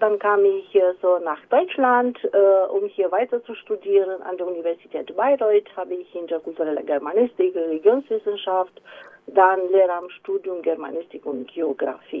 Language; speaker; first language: German; non-native, fluent; Romanian